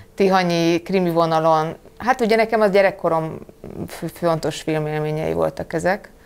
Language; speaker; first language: Hungarian; non-native, fluent; English